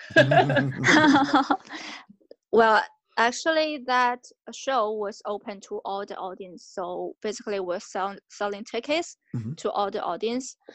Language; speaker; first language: English; non-native, fluent; Chinese